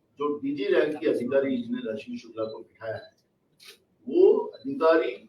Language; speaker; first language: Hindi; non-native, local second language; Marathi